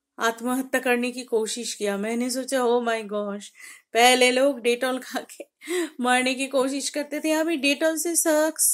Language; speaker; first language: Hindi; non-native, local second language; Bangla